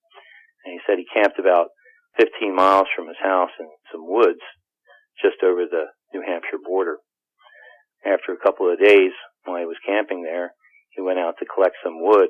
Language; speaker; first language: English; native; English